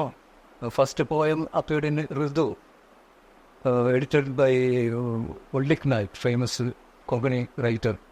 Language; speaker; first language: English; non-native, local second language; Konkani